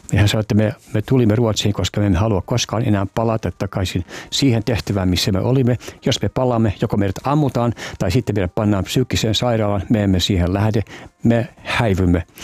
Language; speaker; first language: Finnish; native; Finnish